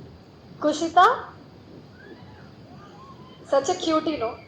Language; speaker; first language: Telugu; non-native, local second language; Hindi